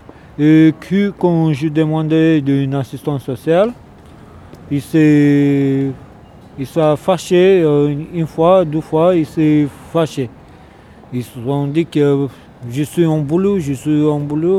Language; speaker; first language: French; non-native, learner; Romanian